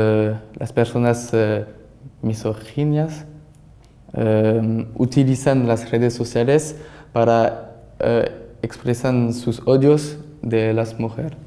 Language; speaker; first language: Spanish; non-native, learner; French